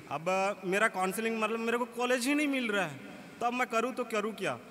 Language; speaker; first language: Hindi; native; Hindi